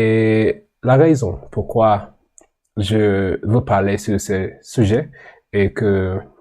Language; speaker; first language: French; non-native, learner; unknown